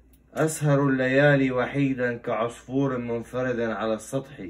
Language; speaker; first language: Arabic; native; Arabic